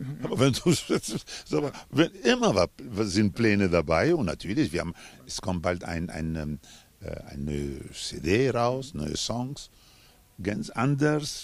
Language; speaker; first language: German; non-native, fluent; Spanish